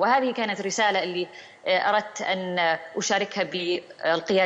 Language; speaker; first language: Arabic; native; Arabic